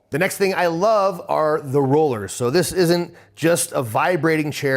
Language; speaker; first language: English; native; English